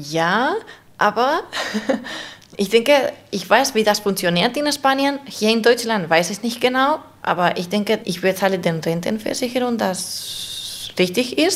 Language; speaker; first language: German; non-native, fluent; Spanish